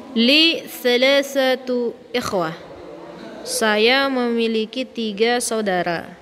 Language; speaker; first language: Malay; native; Malay